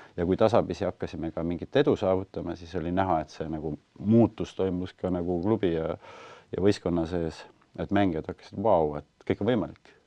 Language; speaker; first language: Estonian; native; Estonian